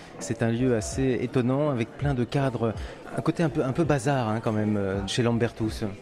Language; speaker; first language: French; native; French